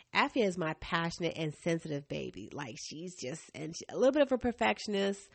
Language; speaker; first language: English; native; English